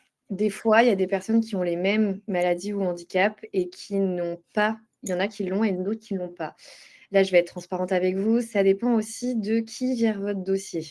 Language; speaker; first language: French; native; French